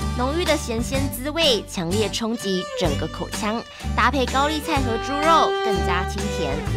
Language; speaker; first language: Chinese; native; Chinese